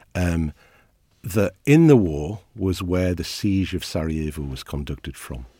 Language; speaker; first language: English; native; English